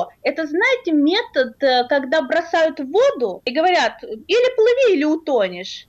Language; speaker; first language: Russian; native; Russian